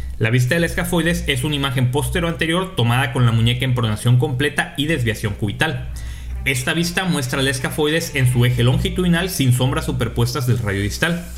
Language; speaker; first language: Spanish; native; Spanish